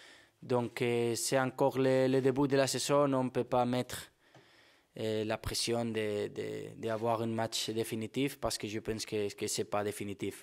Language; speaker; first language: French; non-native, fluent; Spanish